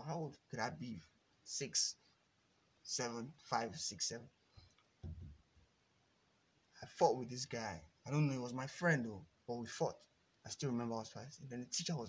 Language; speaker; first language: English; non-native, local second language; Yoruba